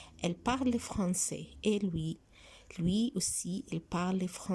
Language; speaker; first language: French; non-native, fluent; Arabic